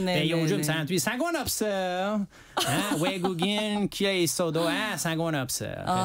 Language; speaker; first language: Korean; non-native, learner; French